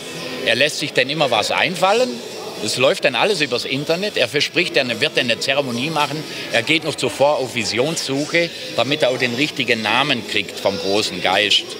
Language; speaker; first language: German; native; German